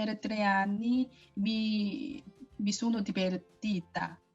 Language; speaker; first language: Italian; non-native, learner; Korean